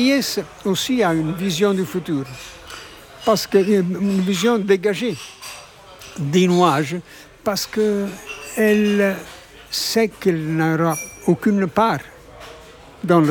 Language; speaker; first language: French; non-native, fluent; Italian